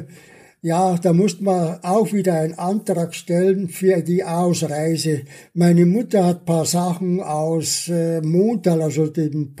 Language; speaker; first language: German; early bilingual, other home language; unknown